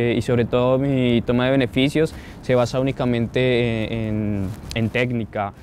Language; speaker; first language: Spanish; native; Spanish